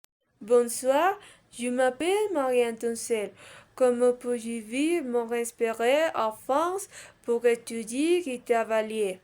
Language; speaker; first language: French; non-native, learner; Spanish